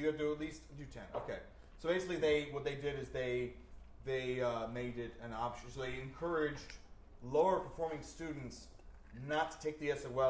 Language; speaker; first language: English; native; English